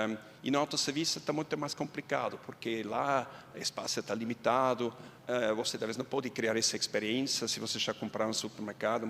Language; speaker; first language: Portuguese; non-native, fluent; Swiss German